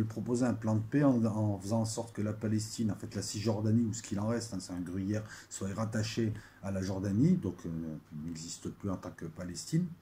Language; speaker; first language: French; native; French